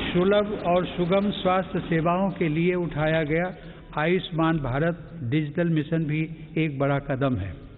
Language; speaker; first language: Hindi; native; Hindi